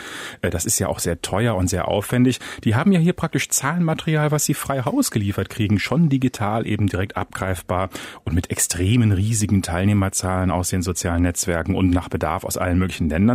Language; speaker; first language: German; native; German